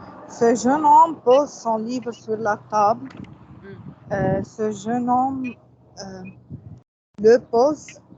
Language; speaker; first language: French; non-native, learner; Arabic